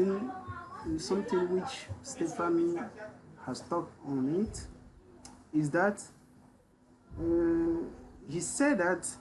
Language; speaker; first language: English; non-native, learner; French